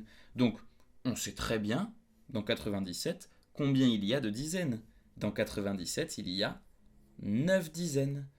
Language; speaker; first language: French; native; French